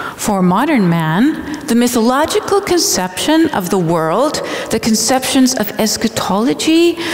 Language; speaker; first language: English; native; English